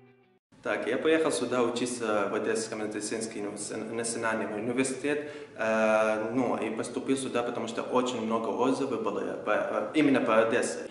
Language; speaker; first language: Ukrainian; non-native, fluent; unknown